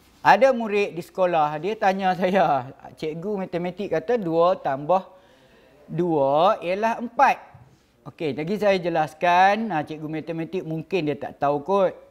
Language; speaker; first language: Malay; native; Malay